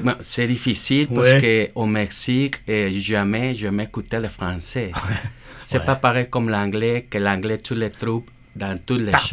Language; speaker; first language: French; non-native, learner; Spanish